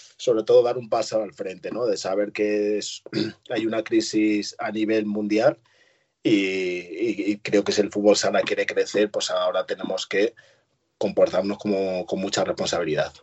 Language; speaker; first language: Spanish; native; Spanish